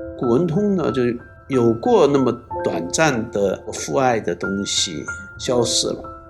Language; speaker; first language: Chinese; non-native, local second language; Korean